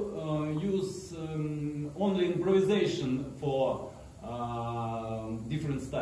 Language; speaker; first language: English; non-native, learner; Russian